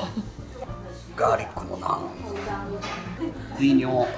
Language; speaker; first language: Japanese; native; Japanese